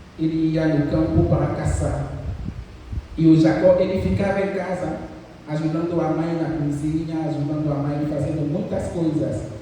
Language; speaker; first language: Portuguese; non-native, fluent; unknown